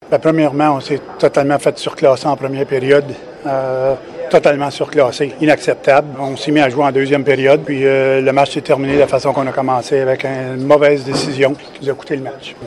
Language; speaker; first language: French; native; French